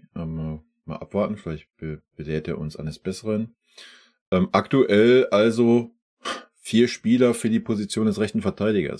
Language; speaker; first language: German; native; German